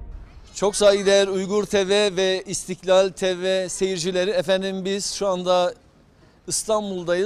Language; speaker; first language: Turkish; native; Turkish